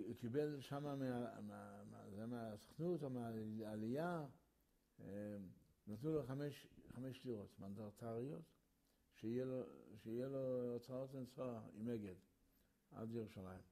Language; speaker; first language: Hebrew; early bilingual, other home language; Yiddish